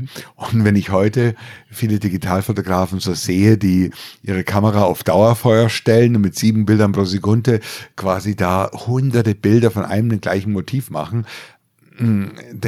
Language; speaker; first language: German; native; German